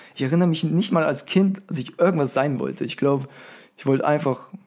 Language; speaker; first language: German; native; German